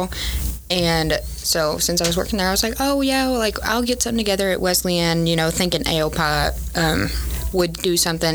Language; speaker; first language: English; native; English